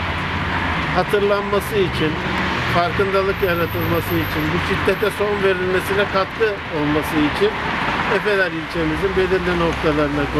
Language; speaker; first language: Turkish; native; Turkish